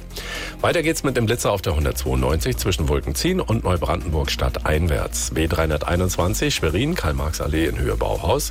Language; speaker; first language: German; native; German